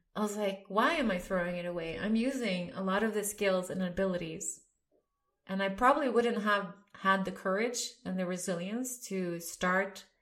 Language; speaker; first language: English; non-native, fluent; Swedish